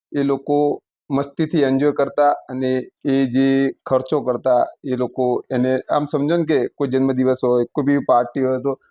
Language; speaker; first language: Gujarati; native; Gujarati